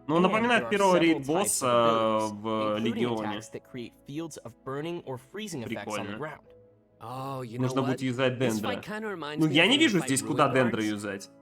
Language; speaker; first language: Russian; native; Russian